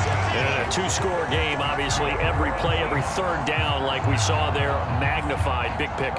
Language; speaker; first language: English; native; English